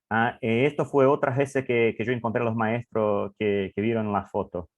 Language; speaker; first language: Spanish; non-native, learner; English